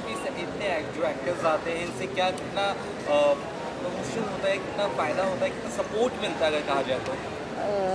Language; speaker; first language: Hindi; native; Hindi